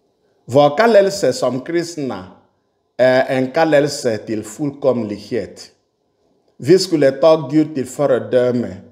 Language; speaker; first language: Swedish; non-native, fluent; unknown